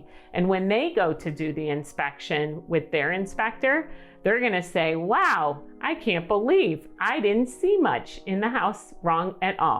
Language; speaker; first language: English; native; English